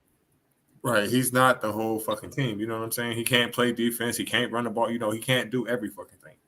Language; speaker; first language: English; native; English